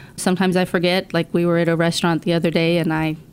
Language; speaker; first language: English; native; English